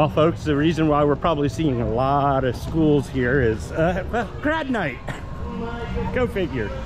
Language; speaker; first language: English; native; English